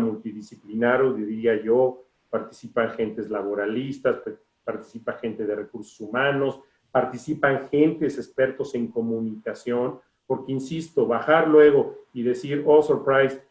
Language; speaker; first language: Spanish; native; Spanish